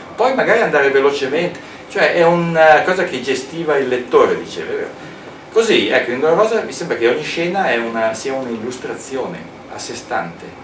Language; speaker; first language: Italian; native; Italian